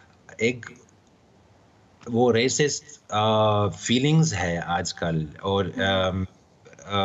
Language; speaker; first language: Hindi; non-native, fluent; German